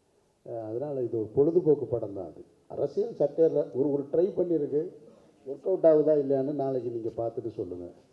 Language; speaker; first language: Tamil; native; Tamil